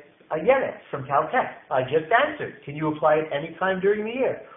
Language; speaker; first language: English; native; English